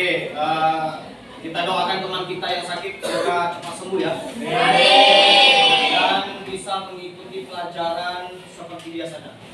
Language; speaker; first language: Indonesian; native; Indonesian